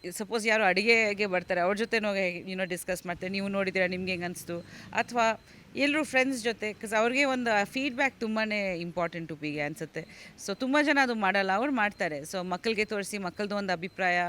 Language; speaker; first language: Kannada; non-native, fluent; Bangla